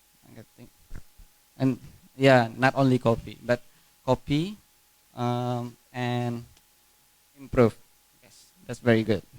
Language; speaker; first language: English; non-native, fluent; Indonesian